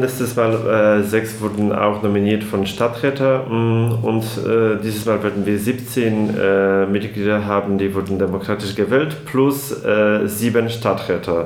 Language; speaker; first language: German; non-native, fluent; Polish